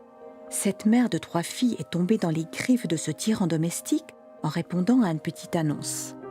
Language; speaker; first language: French; native; French